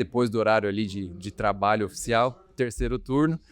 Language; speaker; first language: Portuguese; native; Portuguese